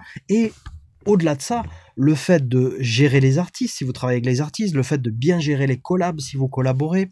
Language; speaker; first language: French; native; French